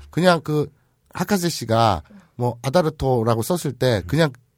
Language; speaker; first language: Korean; native; Korean